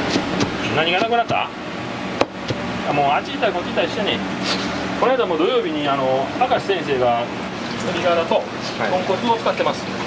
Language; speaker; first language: Japanese; native; Japanese